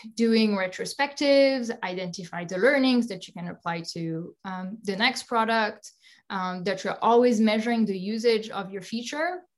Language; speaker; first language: English; non-native, fluent; French